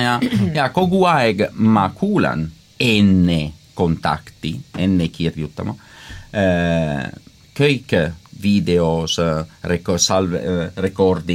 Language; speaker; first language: Estonian; non-native, learner; Italian